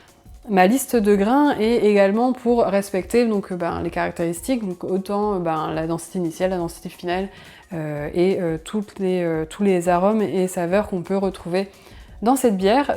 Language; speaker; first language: French; native; French